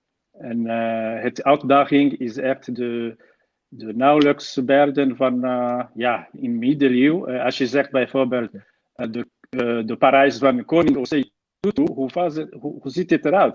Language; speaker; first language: Dutch; non-native, fluent; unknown